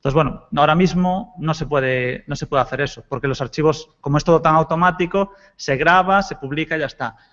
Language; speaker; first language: Spanish; native; Spanish